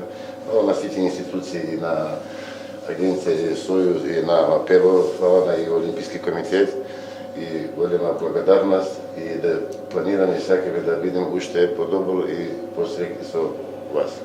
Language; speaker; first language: Macedonian; non-native, learner; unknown